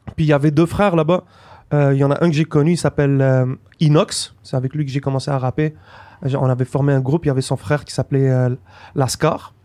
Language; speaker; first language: French; early bilingual, other home language; Arabic